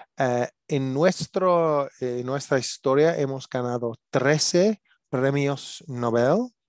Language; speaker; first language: Spanish; non-native, learner; English